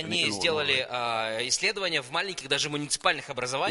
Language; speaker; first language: Russian; native; Russian